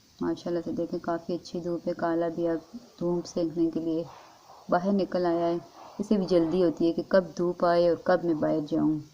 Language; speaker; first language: Urdu; non-native, local second language; Northern Hindko